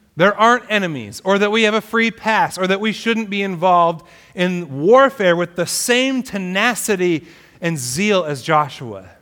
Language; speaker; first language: English; native; English